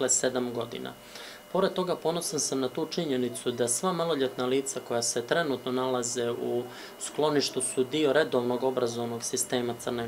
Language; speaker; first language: Serbian; native; Serbian